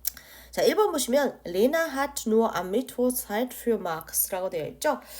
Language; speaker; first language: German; non-native, fluent; Korean